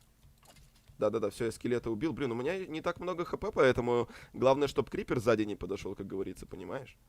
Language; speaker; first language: Russian; native; Russian